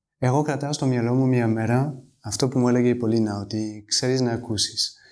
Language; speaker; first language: Greek; non-native, fluent; French